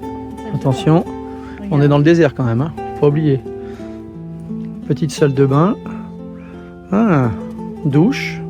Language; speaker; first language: French; native; French